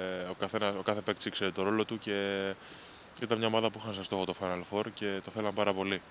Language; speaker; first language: Greek; native; Greek